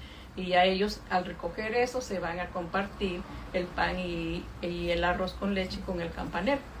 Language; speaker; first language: Spanish; native; Spanish